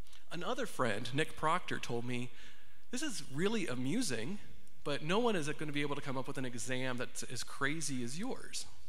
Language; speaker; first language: English; native; English